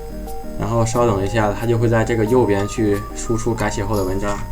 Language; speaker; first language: Chinese; native; Chinese